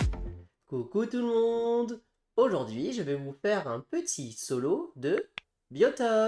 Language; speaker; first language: French; native; French